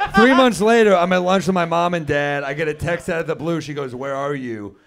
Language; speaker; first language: English; native; English